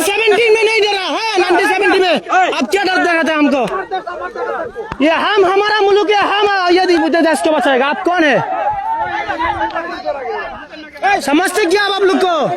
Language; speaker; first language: Hindi; non-native, learner; Bangla